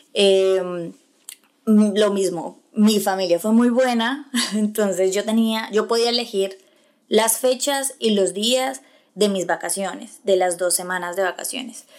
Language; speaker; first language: Spanish; native; Spanish